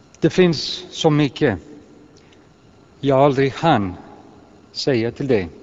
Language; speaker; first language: Swedish; non-native, fluent; Greek